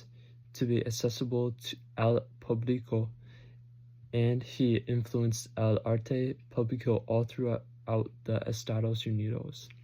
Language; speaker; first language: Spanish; non-native, learner; English